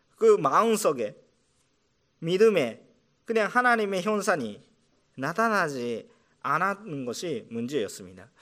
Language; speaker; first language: Korean; non-native, fluent; Japanese